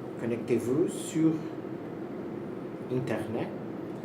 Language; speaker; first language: French; non-native, learner; Portuguese